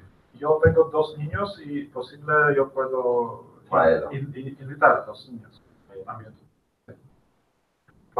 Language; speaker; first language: Spanish; non-native, learner; English